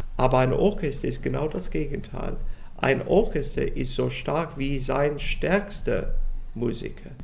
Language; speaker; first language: German; non-native, fluent; English